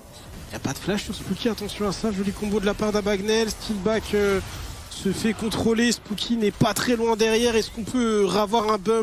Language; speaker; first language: French; native; French